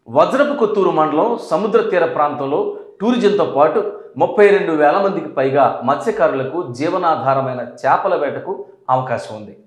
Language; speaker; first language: Telugu; native; Telugu